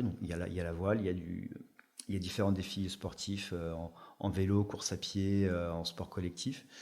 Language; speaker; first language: French; native; French